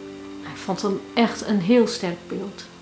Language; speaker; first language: Dutch; early bilingual, heritage; Turkish